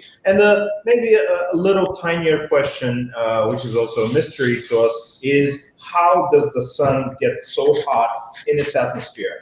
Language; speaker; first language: English; non-native, fluent; Bulgarian